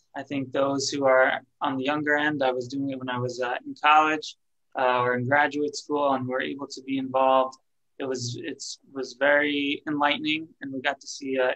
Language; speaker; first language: English; native; English